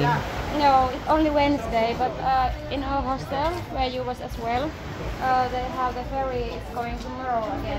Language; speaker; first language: English; non-native, learner; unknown